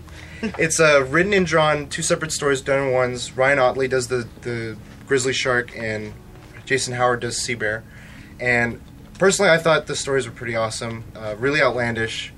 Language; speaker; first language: English; native; English